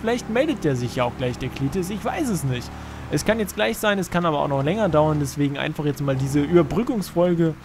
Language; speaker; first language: German; native; German